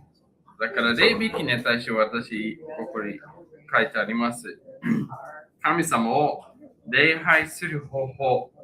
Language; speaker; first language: Japanese; non-native, fluent; English